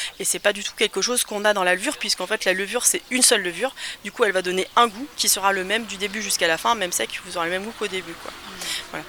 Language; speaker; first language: French; native; French